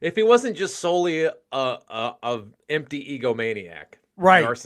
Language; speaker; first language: English; native; English